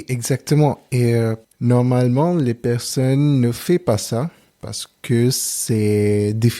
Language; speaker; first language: French; non-native, learner; Telugu